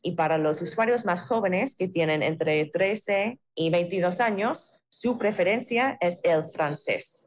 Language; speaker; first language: Spanish; non-native, fluent; English